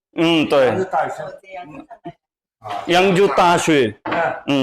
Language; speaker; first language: Chinese; non-native, learner; Bangla